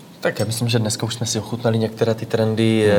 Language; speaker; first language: Czech; native; Czech